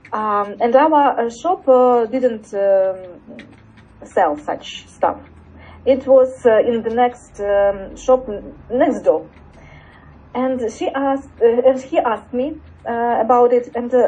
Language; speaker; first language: English; non-native, learner; Russian